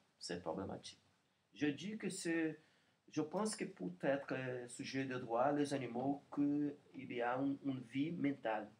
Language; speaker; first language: French; non-native, learner; Portuguese